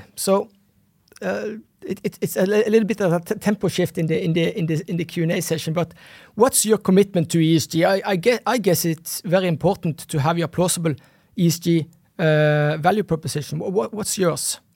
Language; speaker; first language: English; non-native, fluent; Norwegian